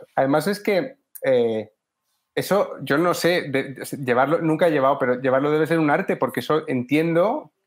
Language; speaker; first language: Spanish; native; Spanish